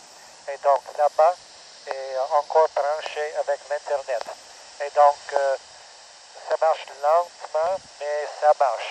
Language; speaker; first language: French; non-native, local second language; English